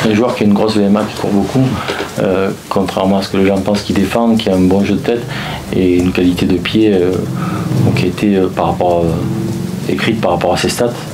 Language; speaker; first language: French; native; French